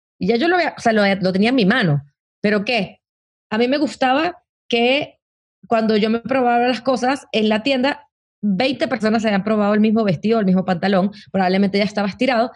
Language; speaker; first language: Spanish; native; Spanish